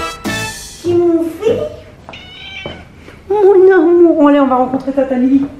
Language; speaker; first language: French; native; French